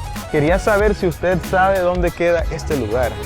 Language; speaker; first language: Spanish; non-native, fluent; English